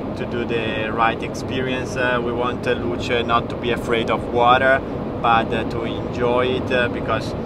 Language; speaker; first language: English; non-native, fluent; Italian